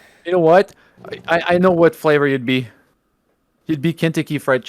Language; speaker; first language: English; native; English